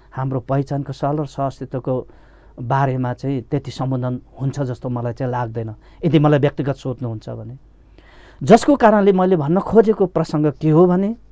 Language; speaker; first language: Nepali; non-native, local second language; Limbu